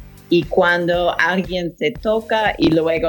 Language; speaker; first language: Spanish; non-native, fluent; English